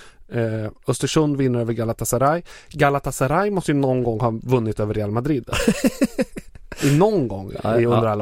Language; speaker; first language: Swedish; native; Swedish